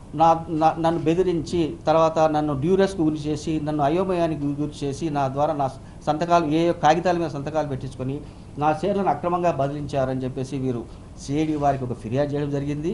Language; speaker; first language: Telugu; native; Telugu